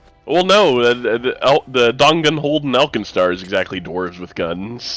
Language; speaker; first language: English; native; English